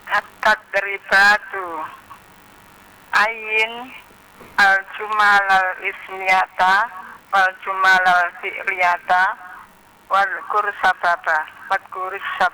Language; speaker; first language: Arabic; non-native, learner; Indonesian